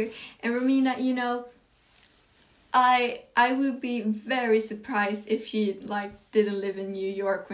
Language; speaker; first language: English; non-native, fluent; Swedish